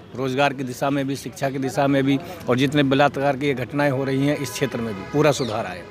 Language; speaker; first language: Hindi; native; Hindi